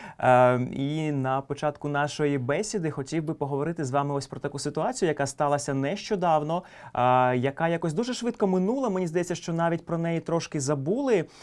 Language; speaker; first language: Ukrainian; native; Ukrainian